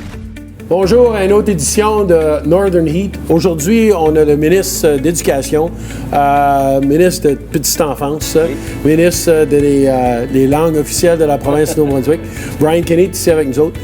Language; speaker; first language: French; native; French